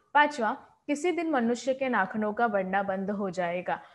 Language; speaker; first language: Hindi; non-native, local second language; Marathi